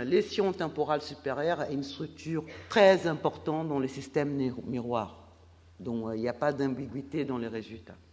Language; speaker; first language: French; non-native, fluent; Portuguese